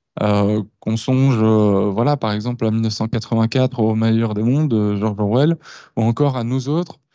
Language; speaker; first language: French; native; French